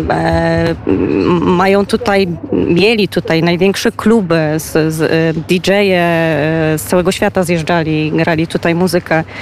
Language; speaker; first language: Polish; native; Polish